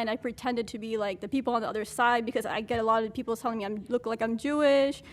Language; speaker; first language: English; early bilingual, other home language; Arabic